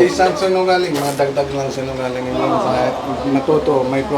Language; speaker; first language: Filipino; non-native, learner; Punjabi